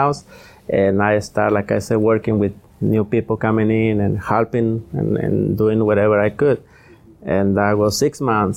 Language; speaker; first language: English; non-native, learner; Spanish